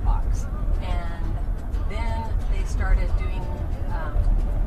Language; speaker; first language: English; native; English